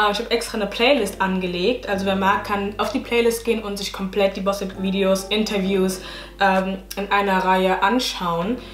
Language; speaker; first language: German; native; German